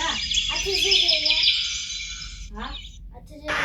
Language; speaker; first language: Turkish; native; Turkish